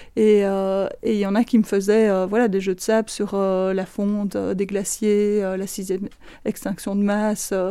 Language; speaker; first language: French; native; French